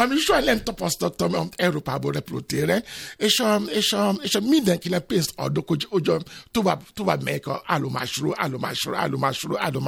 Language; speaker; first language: Hungarian; non-native, fluent; Yoruba